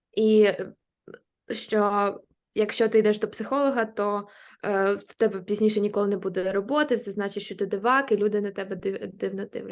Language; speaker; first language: Ukrainian; native; Ukrainian